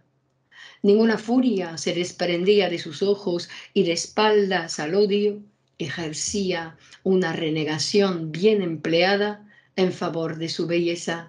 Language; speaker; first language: Spanish; native; Spanish